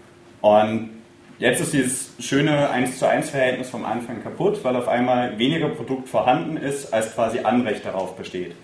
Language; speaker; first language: German; native; German